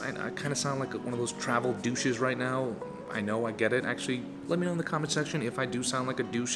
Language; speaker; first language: English; native; English